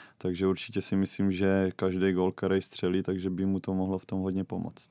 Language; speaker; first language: Czech; native; Czech